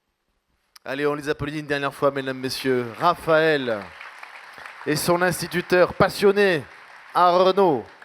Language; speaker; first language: French; native; French